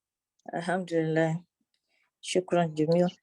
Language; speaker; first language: Arabic; non-native, learner; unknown